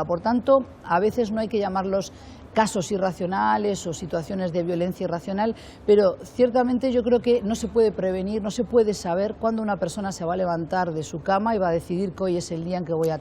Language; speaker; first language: Spanish; native; Spanish